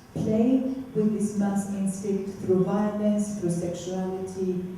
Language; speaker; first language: English; non-native, fluent; Russian